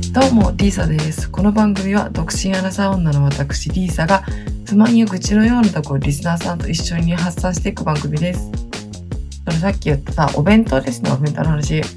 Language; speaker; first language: Japanese; native; Japanese